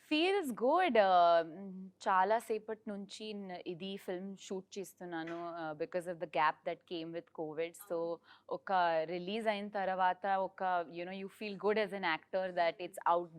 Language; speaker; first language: Telugu; non-native, learner; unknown